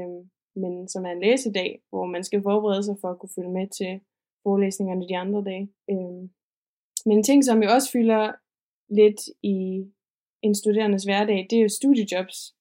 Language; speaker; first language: Danish; native; Danish